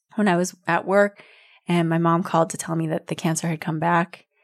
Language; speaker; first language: English; native; English